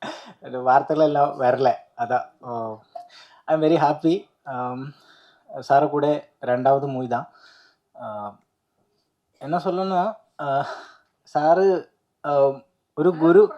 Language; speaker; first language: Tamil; non-native, learner; Malayalam